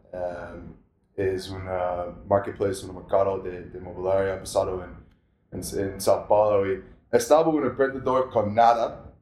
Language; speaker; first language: Spanish; non-native, learner; English